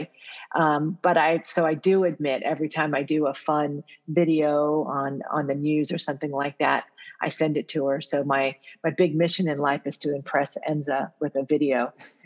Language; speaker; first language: English; early bilingual, other home language; Italian